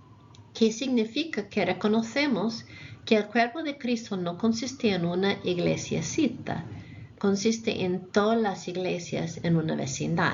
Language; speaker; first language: Spanish; non-native, fluent; English